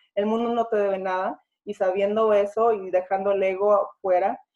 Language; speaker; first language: Spanish; early bilingual, other home language; English